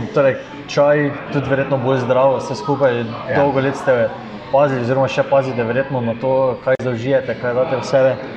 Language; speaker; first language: Slovenian; native; Slovenian